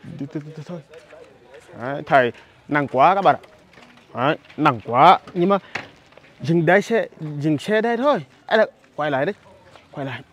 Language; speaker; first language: Vietnamese; non-native, learner; Portuguese